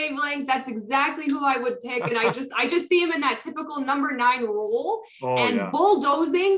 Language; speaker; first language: English; non-native, fluent; Polish